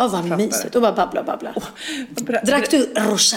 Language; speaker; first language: Swedish; native; Swedish